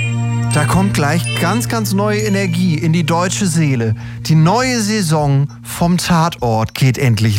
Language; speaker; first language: German; native; German